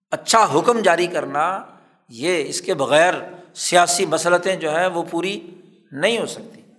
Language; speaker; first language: Urdu; non-native, local second language; Punjabi